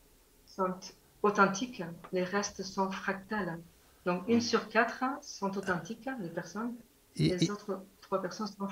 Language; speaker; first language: French; non-native, fluent; Spanish